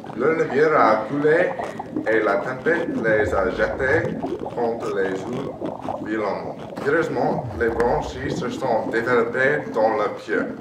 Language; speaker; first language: French; non-native, learner; English